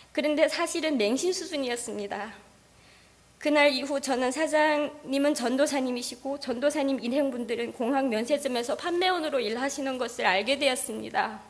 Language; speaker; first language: Korean; native; Korean